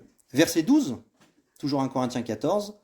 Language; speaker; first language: French; native; French